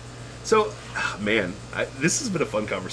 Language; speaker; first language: English; native; English